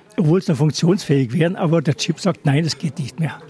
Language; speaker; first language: German; native; German